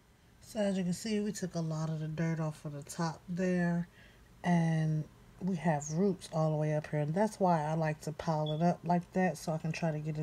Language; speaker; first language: English; native; English